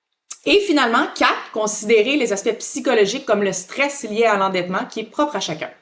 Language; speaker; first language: French; native; French